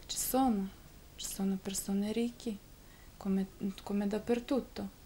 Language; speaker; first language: Italian; non-native, learner; Ukrainian